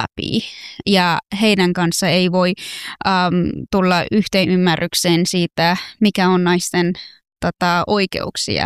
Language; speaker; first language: Finnish; non-native, fluent; Persian